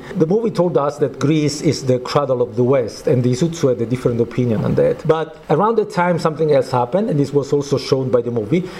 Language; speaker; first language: English; non-native, fluent; Italian